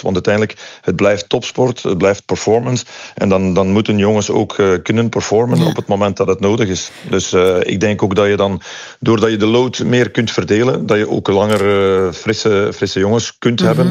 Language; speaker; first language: Dutch; native; Dutch